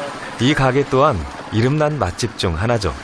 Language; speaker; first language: Korean; native; Korean